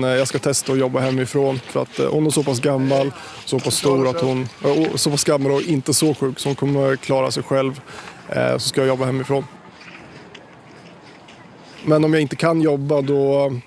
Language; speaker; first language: Swedish; native; Swedish